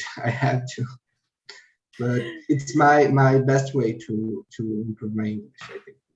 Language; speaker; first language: English; non-native, learner; Portuguese